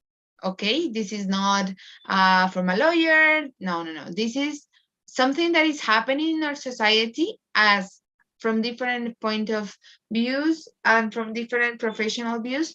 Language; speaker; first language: English; non-native, fluent; Spanish